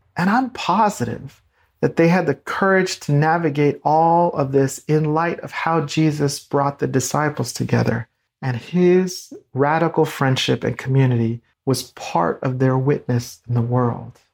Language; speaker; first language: English; native; English